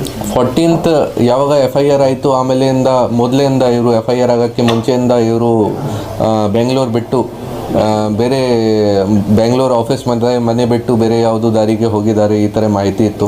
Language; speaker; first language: Kannada; non-native, fluent; Hindi